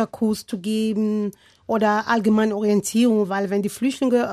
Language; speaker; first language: German; non-native, learner; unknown